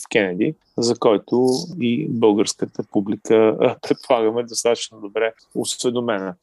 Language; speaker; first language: Bulgarian; native; Bulgarian